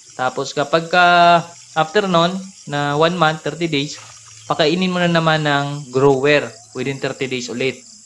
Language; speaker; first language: Filipino; non-native, local second language; Cebuano